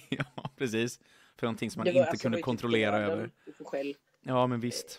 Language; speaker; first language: Swedish; native; Swedish